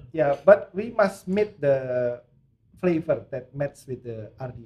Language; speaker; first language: English; non-native, learner; Indonesian